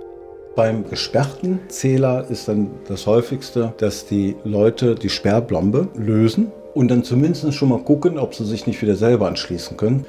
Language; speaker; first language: German; native; German